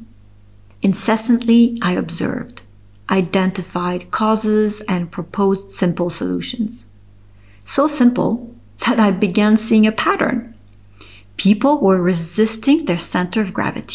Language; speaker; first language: English; non-native, fluent; French